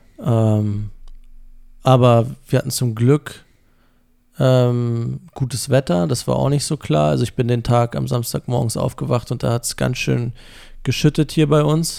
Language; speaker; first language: German; native; German